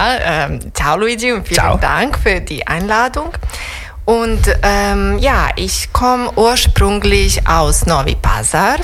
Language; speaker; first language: German; non-native, fluent; Serbian